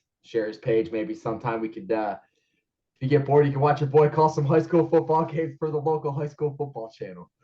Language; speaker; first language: English; native; English